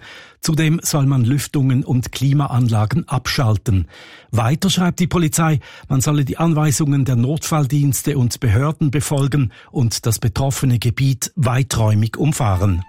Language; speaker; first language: German; native; German